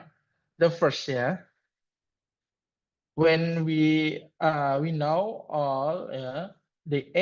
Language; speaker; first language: English; non-native, learner; Indonesian